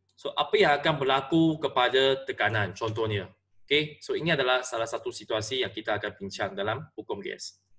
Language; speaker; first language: Malay; non-native, local second language; Chinese